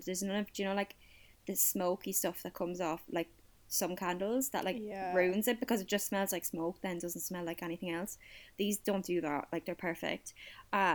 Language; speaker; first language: English; native; English